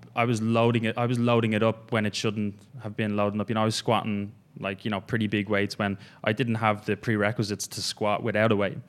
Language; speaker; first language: English; native; English